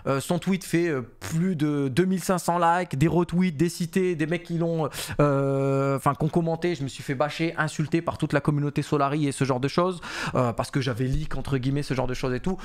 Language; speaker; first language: French; native; French